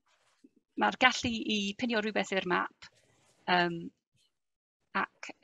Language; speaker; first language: Welsh; non-native, fluent; English